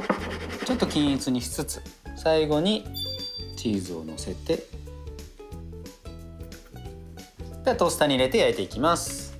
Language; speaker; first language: Japanese; native; Japanese